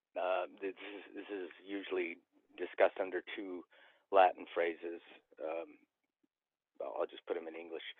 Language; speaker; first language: English; native; English